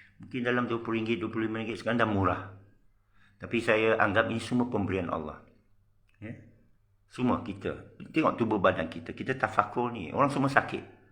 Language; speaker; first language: Malay; non-native, local second language; Chinese